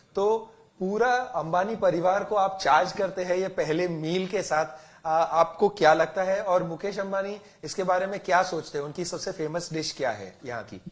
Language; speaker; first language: Hindi; native; Hindi